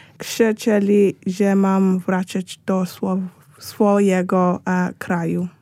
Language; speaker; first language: Polish; non-native, learner; Shona